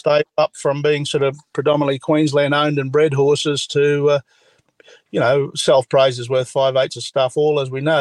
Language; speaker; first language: English; native; English